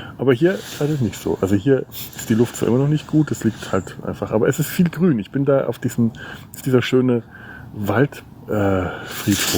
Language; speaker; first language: German; native; German